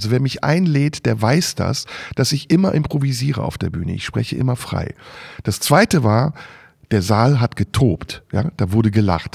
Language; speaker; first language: German; early bilingual, other home language; Turkish